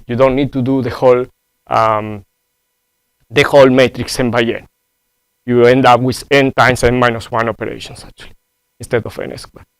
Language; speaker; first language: English; non-native, fluent; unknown